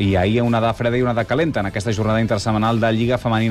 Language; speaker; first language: Catalan; native; Catalan